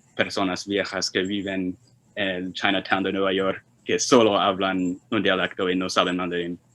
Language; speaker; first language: Spanish; non-native, fluent; Chinese